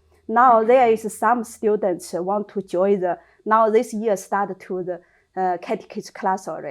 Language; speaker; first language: English; non-native, learner; Chinese